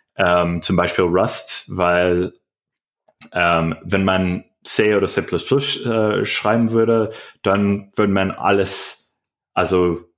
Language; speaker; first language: German; non-native, learner; English